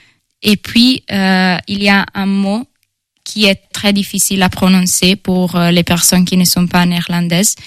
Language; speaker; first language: French; non-native, fluent; Italian